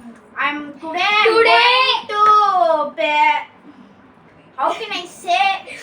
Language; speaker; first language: English; non-native, local second language; Tamil